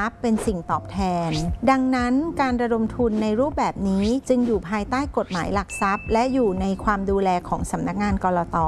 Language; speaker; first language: Thai; native; Thai